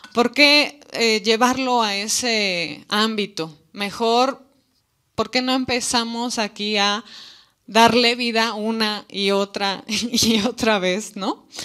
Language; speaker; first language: Spanish; native; Spanish